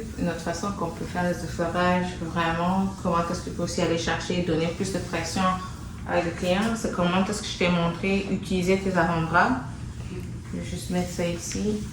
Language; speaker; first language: French; native; French